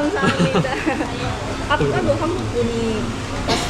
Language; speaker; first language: Korean; non-native, learner; Indonesian